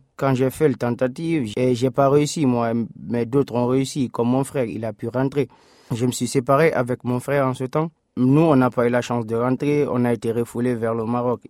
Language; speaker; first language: French; non-native, local second language; Fula